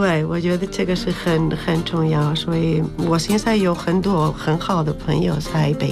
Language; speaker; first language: Chinese; non-native, learner; Spanish